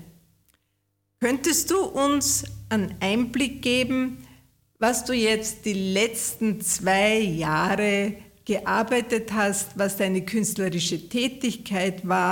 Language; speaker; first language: German; native; German